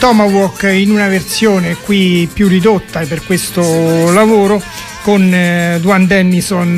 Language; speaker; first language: Italian; native; Italian